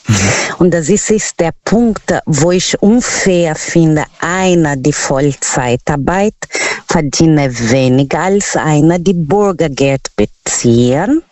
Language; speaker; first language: German; non-native, local second language; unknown